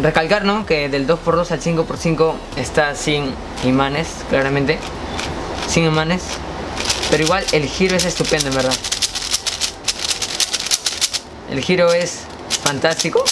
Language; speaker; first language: Spanish; native; Spanish